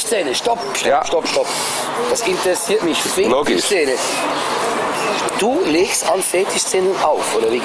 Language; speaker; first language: German; native; German